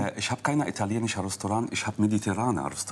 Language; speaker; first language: German; non-native, learner; Arabic